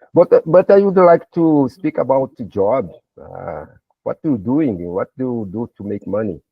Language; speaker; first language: English; non-native, learner; Portuguese